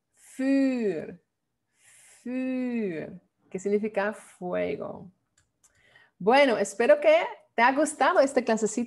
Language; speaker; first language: Spanish; non-native, fluent; Dutch